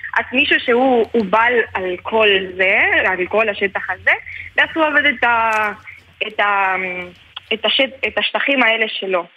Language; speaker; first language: Hebrew; early bilingual, heritage; Spanish